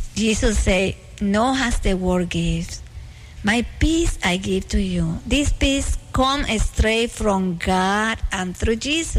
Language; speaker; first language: English; non-native, learner; Spanish